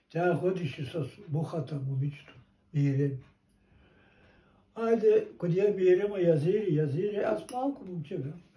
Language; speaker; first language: Bulgarian; non-native, local second language; Turkish